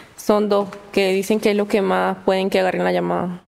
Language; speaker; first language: Spanish; native; Spanish